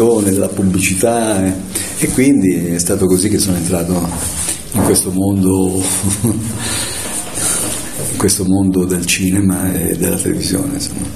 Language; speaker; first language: Italian; native; Italian